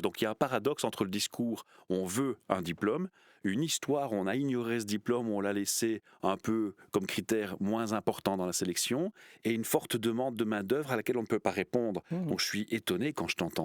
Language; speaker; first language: French; native; French